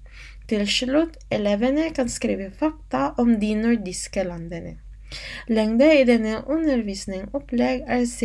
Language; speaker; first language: Norwegian; non-native, learner; Filipino